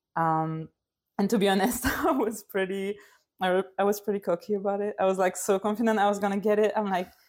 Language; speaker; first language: English; non-native, fluent; French